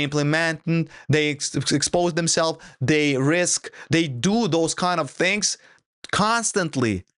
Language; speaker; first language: English; non-native, fluent; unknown